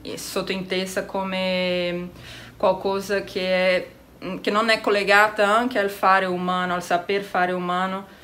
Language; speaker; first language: Italian; non-native, fluent; Portuguese